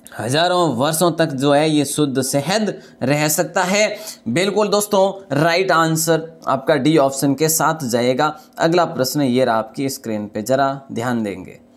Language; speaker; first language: Hindi; native; Hindi